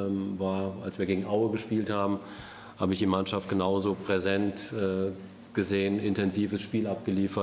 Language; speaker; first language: German; native; German